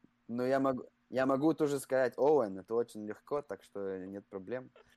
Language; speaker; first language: Russian; early bilingual, heritage; Russian